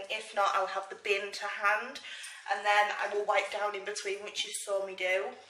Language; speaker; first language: English; native; English